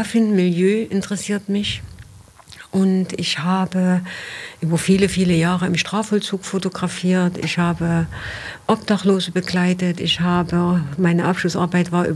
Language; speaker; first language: German; native; German